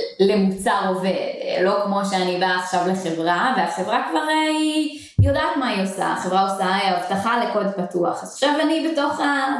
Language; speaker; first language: Hebrew; native; Hebrew